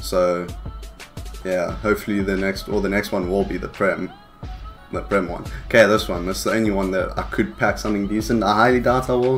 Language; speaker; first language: English; native; English